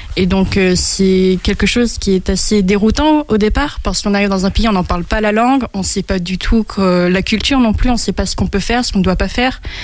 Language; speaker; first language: French; native; French